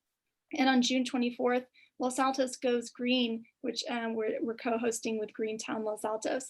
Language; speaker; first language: English; native; English